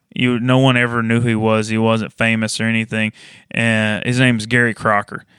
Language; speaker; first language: English; native; English